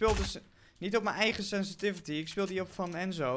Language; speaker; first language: Dutch; native; Dutch